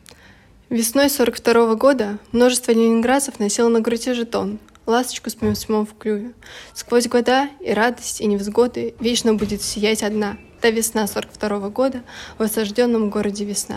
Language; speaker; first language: Russian; native; Russian